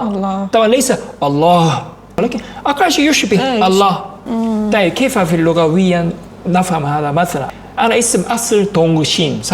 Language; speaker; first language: Arabic; non-native, fluent; Korean